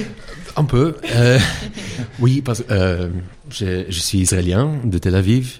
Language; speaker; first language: French; non-native, learner; Hebrew